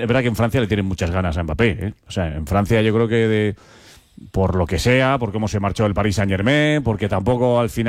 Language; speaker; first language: Spanish; native; Spanish